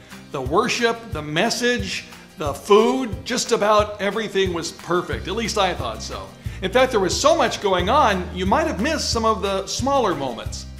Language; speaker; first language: English; native; English